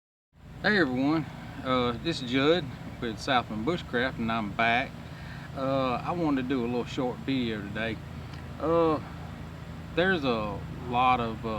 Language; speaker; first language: English; native; English